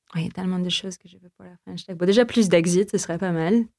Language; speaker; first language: French; non-native, fluent; Filipino